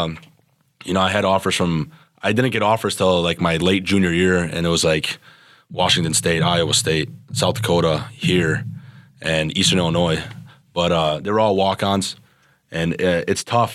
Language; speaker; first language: English; early bilingual, other home language; Serbian